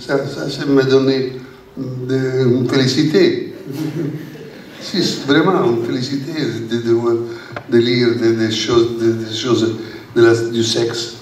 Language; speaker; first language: French; non-native, learner; Italian